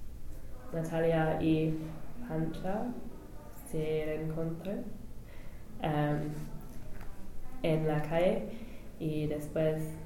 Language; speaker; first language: Spanish; non-native, learner; English